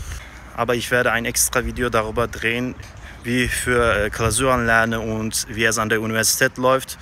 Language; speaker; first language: German; non-native, fluent; Turkish